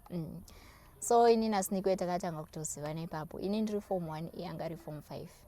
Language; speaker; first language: Shona; non-native, local second language; North Ndebele